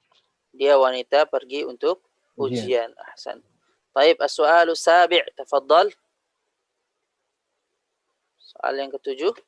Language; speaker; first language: Indonesian; native; Indonesian